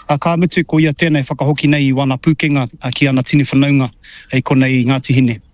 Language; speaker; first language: Māori; native; Māori